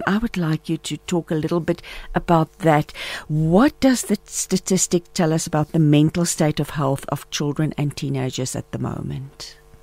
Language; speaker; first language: English; non-native, local second language; Afrikaans